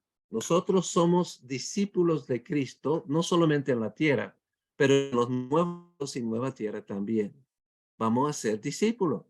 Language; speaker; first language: Spanish; non-native, fluent; English